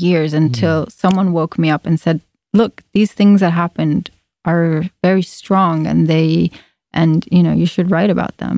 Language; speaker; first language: English; non-native, fluent; Italian